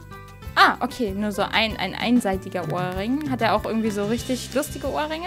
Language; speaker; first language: German; native; German